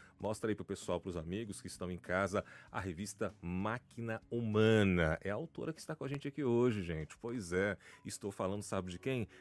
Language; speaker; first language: Portuguese; native; Portuguese